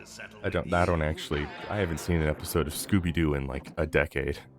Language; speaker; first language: English; native; English